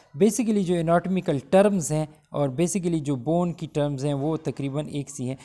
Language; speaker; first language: Urdu; non-native, local second language; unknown